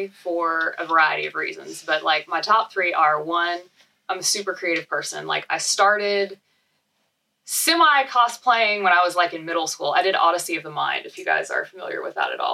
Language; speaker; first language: English; native; English